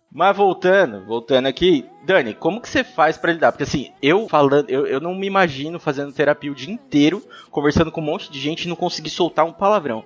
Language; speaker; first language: Portuguese; native; Portuguese